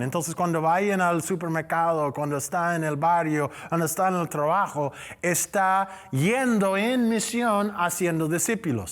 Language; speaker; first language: Spanish; non-native, learner; English